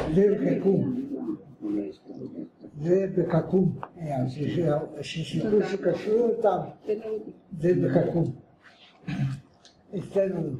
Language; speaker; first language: Hebrew; non-native, fluent; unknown